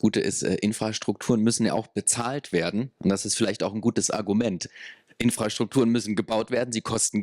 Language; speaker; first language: German; native; German